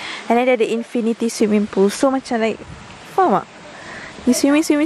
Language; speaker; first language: English; non-native, local second language; Malay